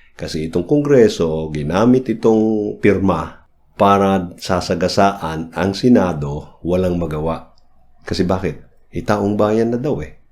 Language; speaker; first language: Filipino; native; Filipino